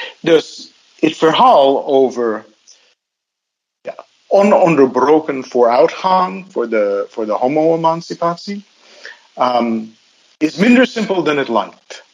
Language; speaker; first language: Dutch; non-native, fluent; English